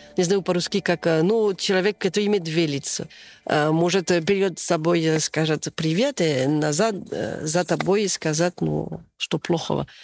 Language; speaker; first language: Russian; non-native, learner; French